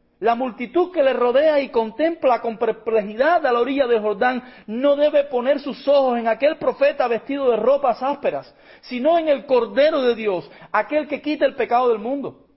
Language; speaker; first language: Spanish; native; Spanish